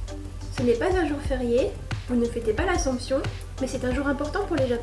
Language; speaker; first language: French; native; French